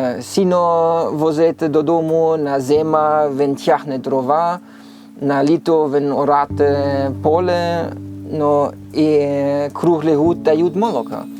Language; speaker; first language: Ukrainian; non-native, learner; German